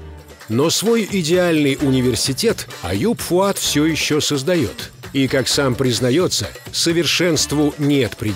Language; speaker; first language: Russian; native; Russian